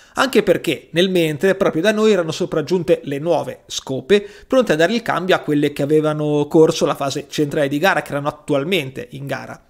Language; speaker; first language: Italian; native; Italian